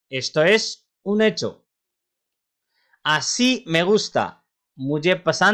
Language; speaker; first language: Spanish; non-native, fluent; Urdu